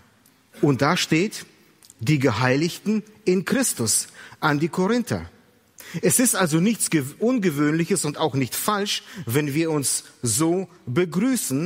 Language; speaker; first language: German; native; German